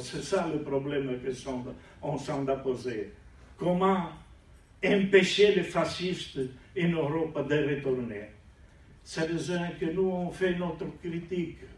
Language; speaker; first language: French; non-native, fluent; Italian